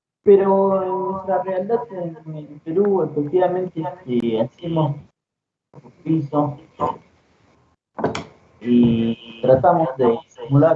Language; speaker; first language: Spanish; native; Spanish